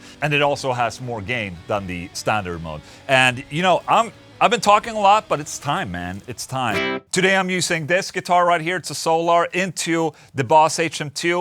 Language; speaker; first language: English; non-native, fluent; Swedish